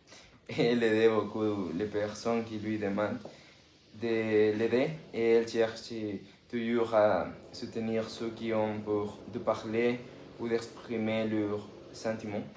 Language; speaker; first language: French; non-native, learner; Spanish